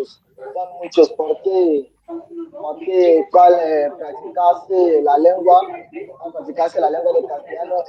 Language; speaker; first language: Spanish; non-native, learner; French